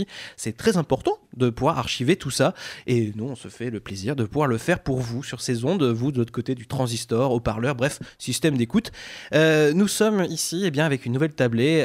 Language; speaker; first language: French; native; French